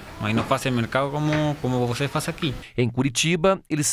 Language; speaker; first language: Portuguese; non-native, learner; Spanish